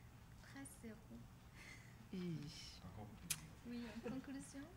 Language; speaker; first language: French; non-native, fluent; Portuguese